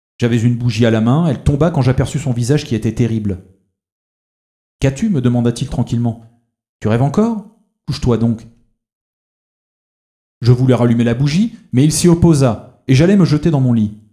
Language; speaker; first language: French; native; French